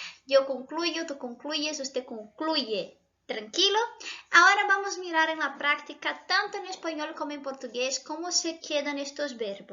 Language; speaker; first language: Spanish; non-native, fluent; Portuguese